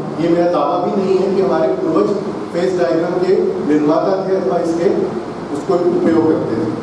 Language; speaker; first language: Hindi; non-native, local second language; Tamil